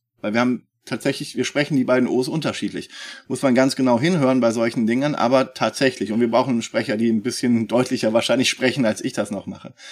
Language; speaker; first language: German; native; German